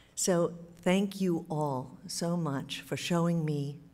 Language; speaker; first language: English; native; English